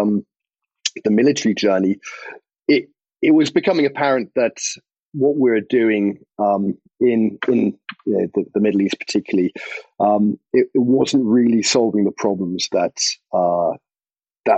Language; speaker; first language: English; native; English